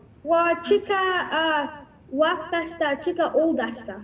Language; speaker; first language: Persian; early bilingual, heritage; Persian